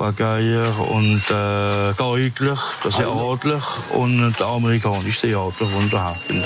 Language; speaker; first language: German; non-native, local second language; French